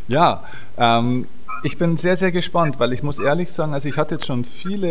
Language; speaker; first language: German; native; German